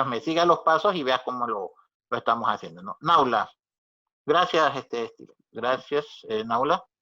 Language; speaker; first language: Spanish; native; Spanish